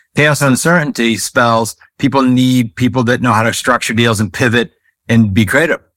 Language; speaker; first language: English; native; English